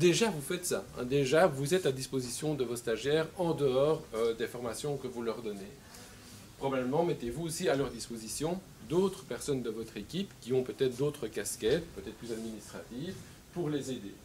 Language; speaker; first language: French; native; French